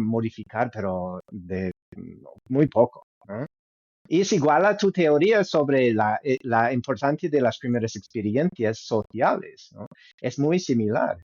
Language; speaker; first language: Spanish; non-native, fluent; English